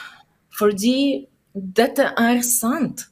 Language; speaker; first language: Norwegian; non-native, learner; Russian